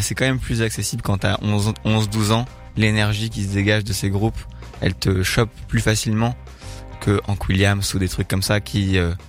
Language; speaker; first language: French; native; French